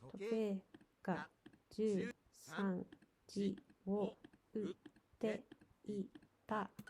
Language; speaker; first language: Japanese; non-native, learner; English